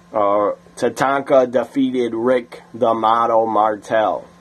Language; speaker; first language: English; native; English